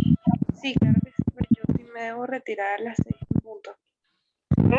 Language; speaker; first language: Spanish; native; Spanish